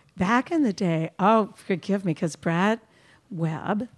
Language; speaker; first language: English; native; English